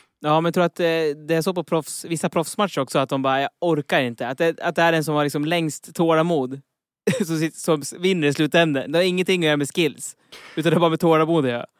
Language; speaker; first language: Swedish; native; Swedish